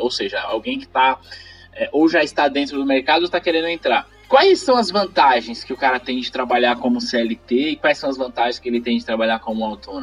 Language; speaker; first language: Portuguese; native; Portuguese